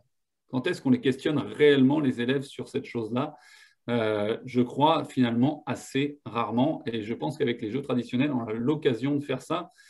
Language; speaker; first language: French; native; French